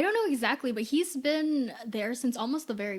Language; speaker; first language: English; native; English